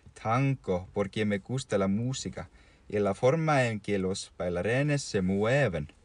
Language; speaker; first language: Spanish; non-native, learner; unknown